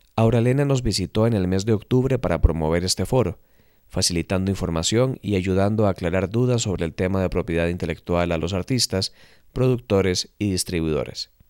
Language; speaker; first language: Spanish; native; Spanish